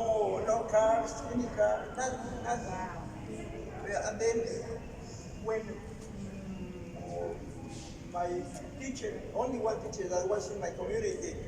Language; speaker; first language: English; non-native, learner; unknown